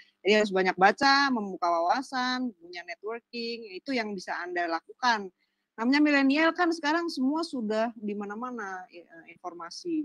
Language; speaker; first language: Indonesian; native; Indonesian